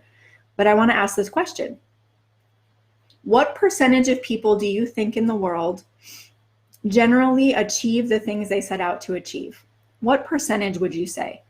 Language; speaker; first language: English; native; English